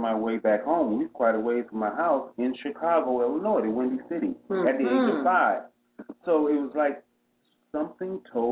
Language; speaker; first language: English; native; English